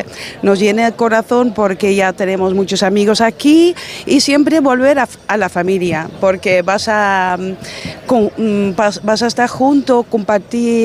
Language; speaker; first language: Spanish; non-native, fluent; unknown